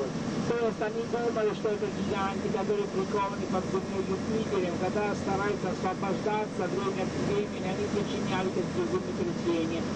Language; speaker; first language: Russian; non-native, fluent; Italian